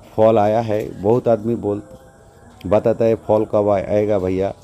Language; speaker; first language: Hindi; non-native, local second language; Bangla